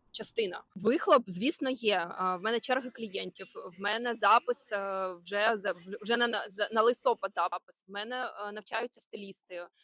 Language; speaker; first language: Ukrainian; non-native, local second language; Russian